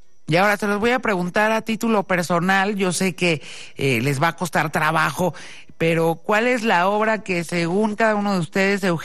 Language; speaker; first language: Spanish; native; Spanish